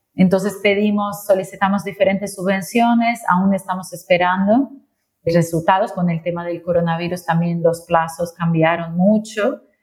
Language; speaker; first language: Spanish; non-native, fluent; Portuguese